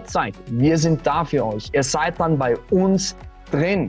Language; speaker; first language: German; native; German